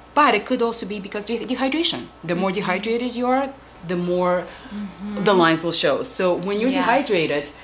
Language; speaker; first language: English; non-native, fluent; Russian